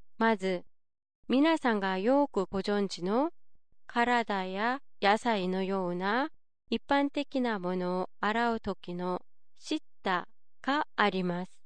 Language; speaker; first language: Japanese; non-native, fluent; Korean